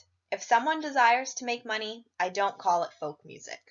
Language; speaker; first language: English; native; English